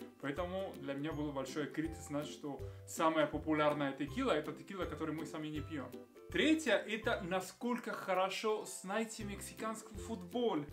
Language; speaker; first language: Russian; non-native, fluent; Spanish